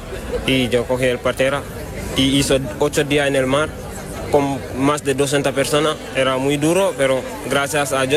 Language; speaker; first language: Spanish; non-native, learner; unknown